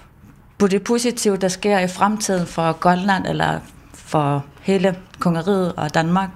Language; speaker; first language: Danish; non-native, local second language; Kalaallisut